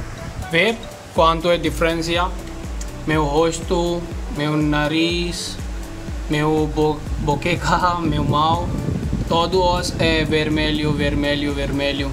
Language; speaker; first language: Portuguese; non-native, learner; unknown